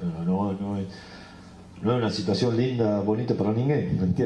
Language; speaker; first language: Portuguese; non-native, fluent; Spanish